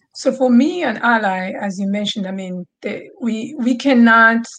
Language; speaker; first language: English; non-native, local second language; Swahili